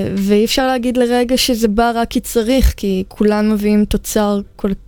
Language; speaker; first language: Hebrew; native; Hebrew